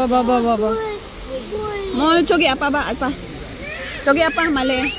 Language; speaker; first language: Korean; non-native, learner; Filipino